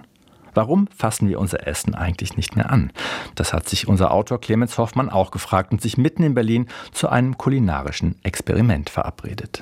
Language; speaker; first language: German; native; German